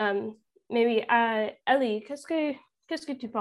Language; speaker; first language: French; non-native, learner; English